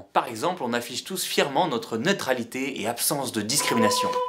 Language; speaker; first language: French; native; French